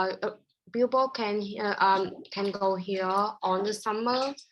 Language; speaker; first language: English; non-native, learner; Vietnamese